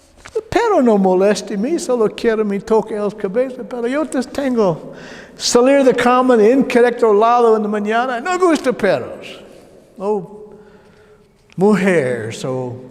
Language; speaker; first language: Spanish; non-native, learner; English